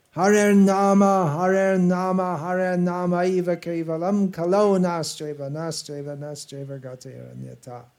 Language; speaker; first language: Hindi; non-native, fluent; English